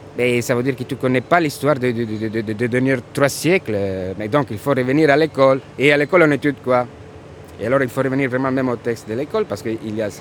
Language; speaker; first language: French; non-native, fluent; Italian